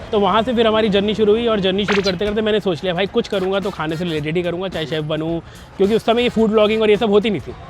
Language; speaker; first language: Hindi; native; Hindi